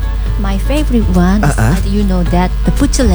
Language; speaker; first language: English; non-native, learner; Korean